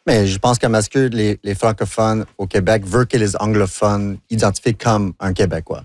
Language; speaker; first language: French; non-native, local second language; English